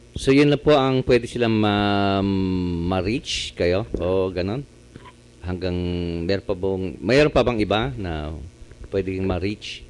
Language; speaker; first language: Filipino; native; Filipino